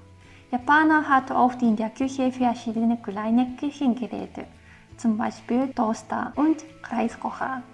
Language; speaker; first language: German; non-native, fluent; Japanese